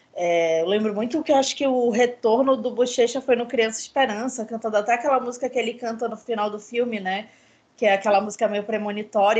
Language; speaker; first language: Portuguese; native; Portuguese